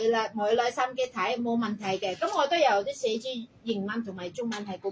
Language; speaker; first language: Cantonese; non-native, fluent; Indonesian